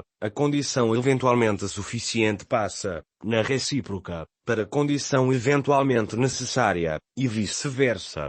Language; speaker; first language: Portuguese; native; Portuguese